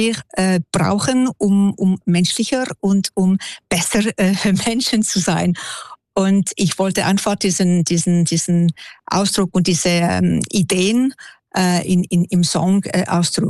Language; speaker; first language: German; non-native, fluent; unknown